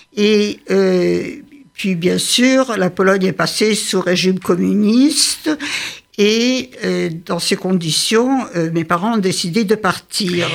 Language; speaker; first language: French; early bilingual, other home language; Yiddish